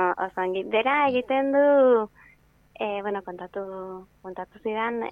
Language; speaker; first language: Basque; non-native, learner; Spanish